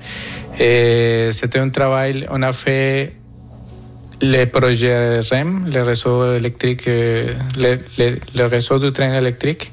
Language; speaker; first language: French; non-native, fluent; Spanish